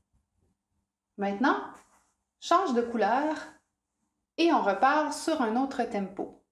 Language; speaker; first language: French; native; French